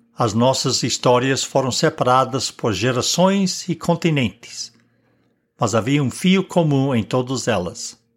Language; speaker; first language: Portuguese; non-native, fluent; English